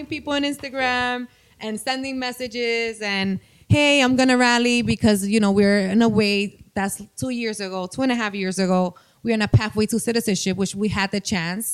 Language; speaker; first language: English; non-native, fluent; Spanish